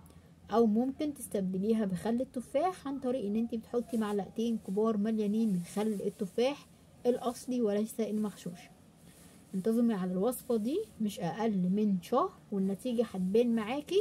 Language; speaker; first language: Arabic; native; Arabic